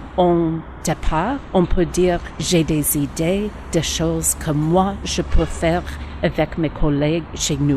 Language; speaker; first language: French; non-native, learner; English